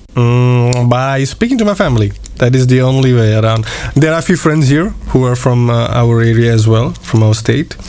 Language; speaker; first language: English; non-native, local second language; Marathi